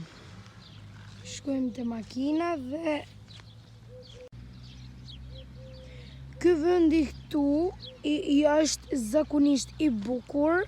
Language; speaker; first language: Albanian; early bilingual, heritage; Albanian